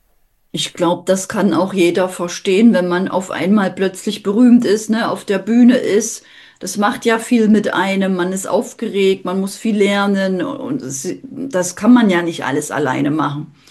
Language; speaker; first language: German; native; German